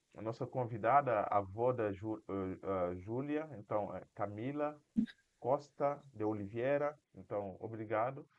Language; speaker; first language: Portuguese; non-native, fluent; French